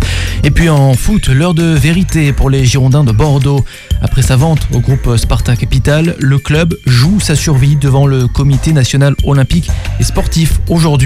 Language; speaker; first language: French; native; French